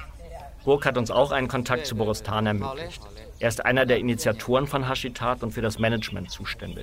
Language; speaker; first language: German; native; German